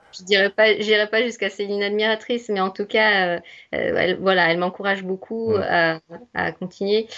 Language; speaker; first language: French; native; French